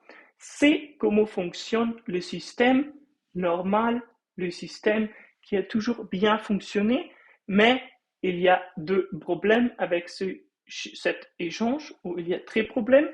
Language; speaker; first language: French; non-native, fluent; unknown